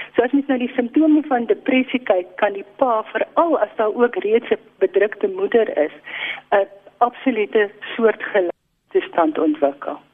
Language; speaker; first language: Afrikaans; native; Afrikaans